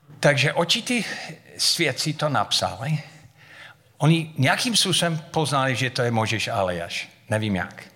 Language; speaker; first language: Czech; non-native, fluent; English